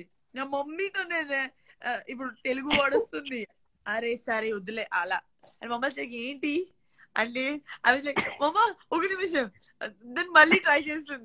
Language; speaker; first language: Telugu; non-native, learner; Gujarati